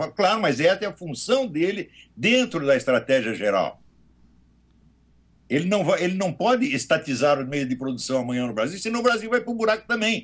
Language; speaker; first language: Portuguese; native; Portuguese